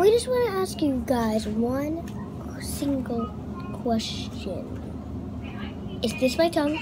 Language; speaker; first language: English; native; English